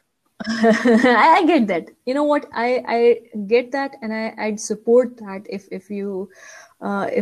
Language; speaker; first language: English; non-native, local second language; Urdu